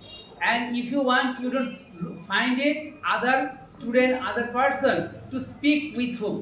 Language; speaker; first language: English; non-native, learner; Bangla